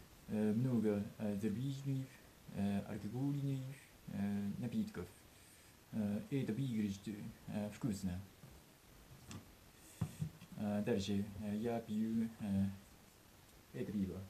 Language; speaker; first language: Russian; non-native, learner; Japanese